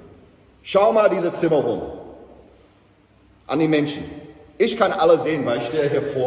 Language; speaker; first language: German; non-native, fluent; English